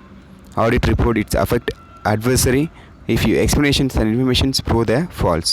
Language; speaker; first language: English; non-native, local second language; Tamil